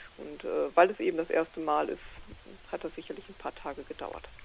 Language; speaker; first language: German; native; German